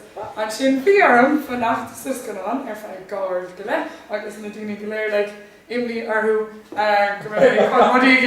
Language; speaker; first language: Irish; non-native, learner; English